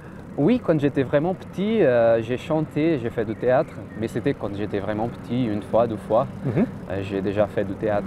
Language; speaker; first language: French; non-native, fluent; Portuguese